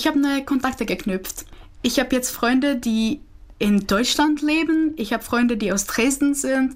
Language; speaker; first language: German; non-native, fluent; Czech